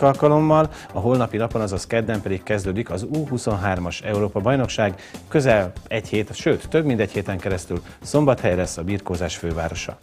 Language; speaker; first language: Hungarian; native; Hungarian